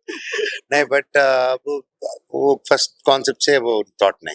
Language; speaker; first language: Hindi; non-native, local second language; Telugu